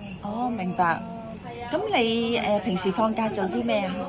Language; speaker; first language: Cantonese; native; Cantonese